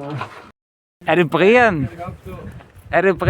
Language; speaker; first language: Danish; native; Danish